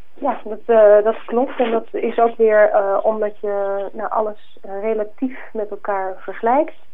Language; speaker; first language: Dutch; native; Dutch